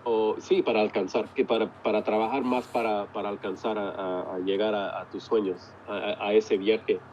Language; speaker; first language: Spanish; early bilingual, heritage; English